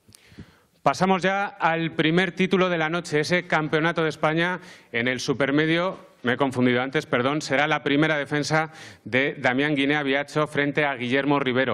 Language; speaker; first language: Spanish; native; Spanish